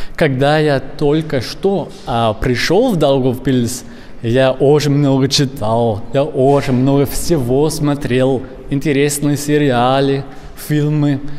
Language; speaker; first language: Russian; non-native, learner; English